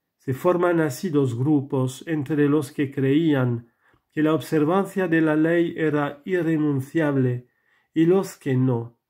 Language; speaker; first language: Spanish; non-native, fluent; French